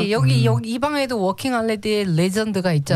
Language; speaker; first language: Korean; native; Korean